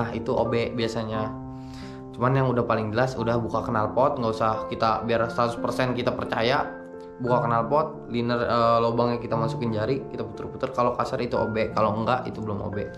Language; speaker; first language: Indonesian; native; Indonesian